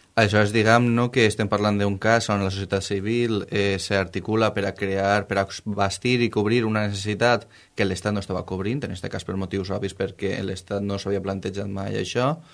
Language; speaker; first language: Catalan; native; Catalan